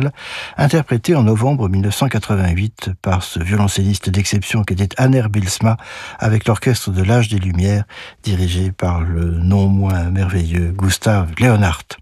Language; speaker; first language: French; native; French